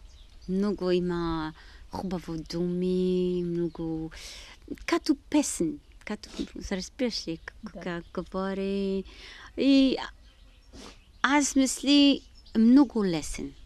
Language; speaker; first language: Bulgarian; non-native, learner; Arabic